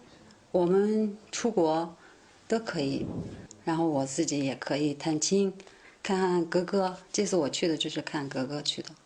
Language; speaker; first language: Chinese; non-native, local second language; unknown